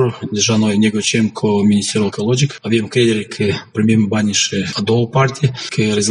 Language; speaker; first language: Romanian; non-native, local second language; Gagauz